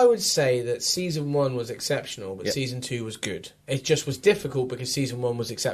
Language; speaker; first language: English; native; English